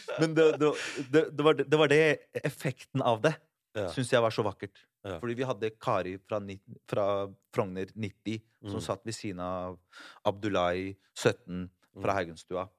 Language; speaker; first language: Norwegian; early bilingual, other home language; Spanish